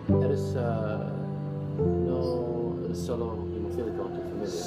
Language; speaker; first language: Spanish; non-native, learner; English